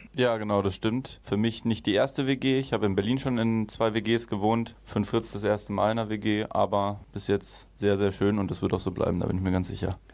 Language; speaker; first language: German; native; German